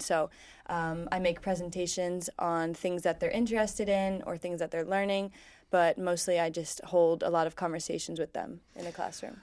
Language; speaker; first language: English; native; English